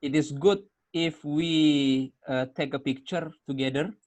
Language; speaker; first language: English; non-native, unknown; Indonesian